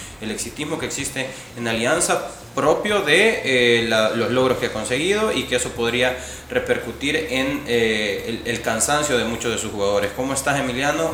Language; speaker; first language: Spanish; native; Spanish